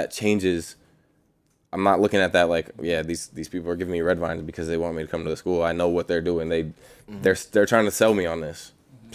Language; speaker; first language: English; native; English